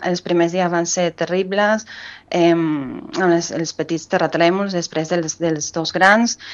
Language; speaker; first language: Catalan; non-native, fluent; Spanish